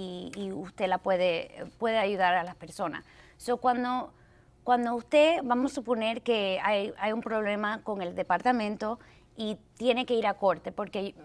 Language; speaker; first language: Spanish; early bilingual, heritage; Spanish